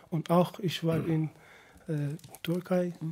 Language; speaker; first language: German; non-native, learner; Persian